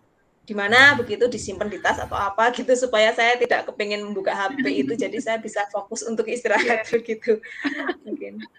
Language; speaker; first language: Indonesian; non-native, local second language; Javanese